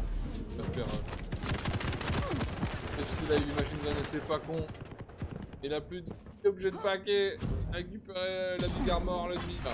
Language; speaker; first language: French; native; French